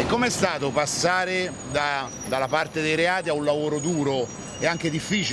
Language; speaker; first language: Italian; native; Italian